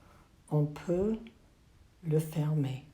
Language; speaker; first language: French; non-native, learner; English